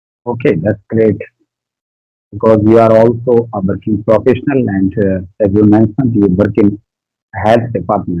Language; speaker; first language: English; non-native, learner; Hindi